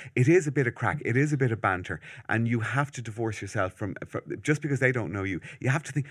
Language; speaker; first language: English; native; English